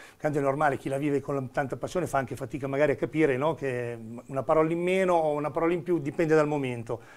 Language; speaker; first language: Italian; native; Italian